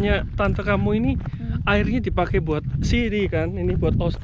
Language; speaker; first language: Indonesian; native; Indonesian